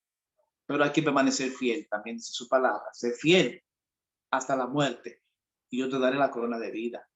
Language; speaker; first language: Spanish; native; Spanish